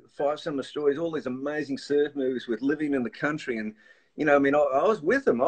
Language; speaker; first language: English; native; English